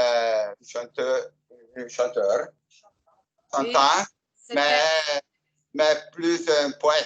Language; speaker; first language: French; non-native, fluent; Italian